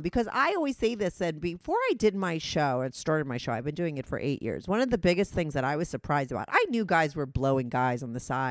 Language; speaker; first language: English; native; English